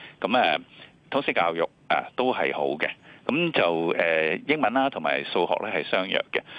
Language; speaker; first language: Cantonese; native; Cantonese